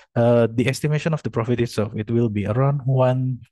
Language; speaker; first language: English; non-native, fluent; Indonesian